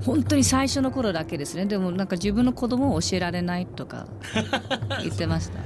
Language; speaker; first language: Japanese; non-native, fluent; English